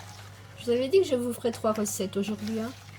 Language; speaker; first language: French; native; French